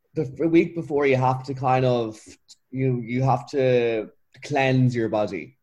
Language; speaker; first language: English; native; English